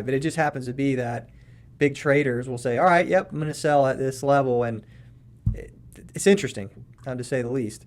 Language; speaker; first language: English; native; English